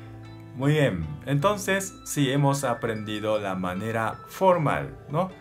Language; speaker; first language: Spanish; non-native, learner; Japanese